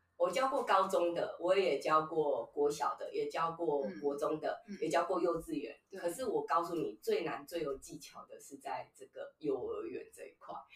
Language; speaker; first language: Chinese; native; Chinese